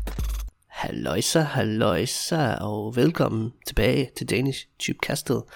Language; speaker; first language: Danish; non-native, fluent; English